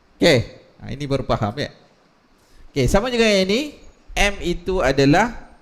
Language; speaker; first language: Malay; native; Malay